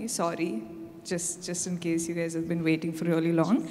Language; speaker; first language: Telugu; non-native, fluent; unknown